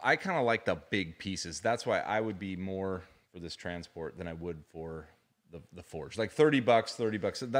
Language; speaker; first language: English; native; English